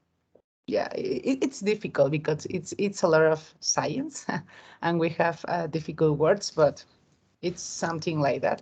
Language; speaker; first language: English; non-native, learner; Spanish